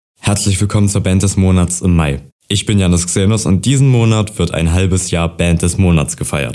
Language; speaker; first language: German; native; German